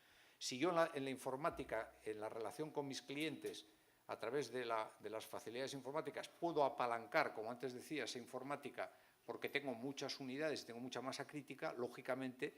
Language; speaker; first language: Spanish; native; Spanish